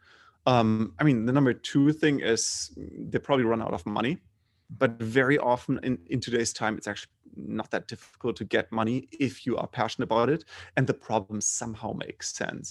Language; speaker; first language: English; non-native, fluent; German